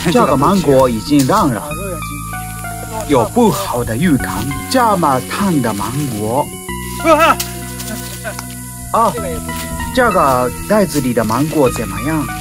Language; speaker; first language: Chinese; non-native, fluent; Japanese